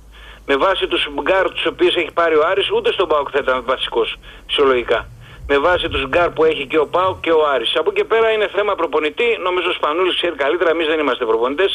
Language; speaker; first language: Greek; native; Greek